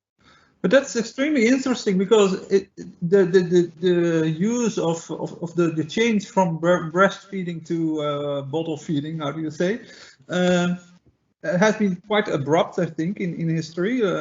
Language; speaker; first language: English; non-native, fluent; Dutch